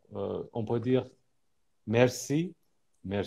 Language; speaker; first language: French; non-native, fluent; Persian